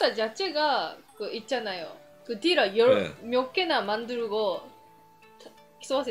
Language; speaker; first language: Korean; non-native, fluent; Japanese